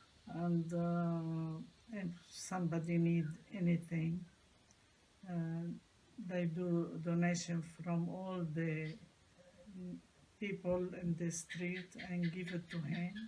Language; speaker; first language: English; non-native, learner; Arabic